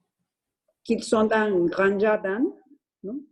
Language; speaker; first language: French; non-native, learner; Spanish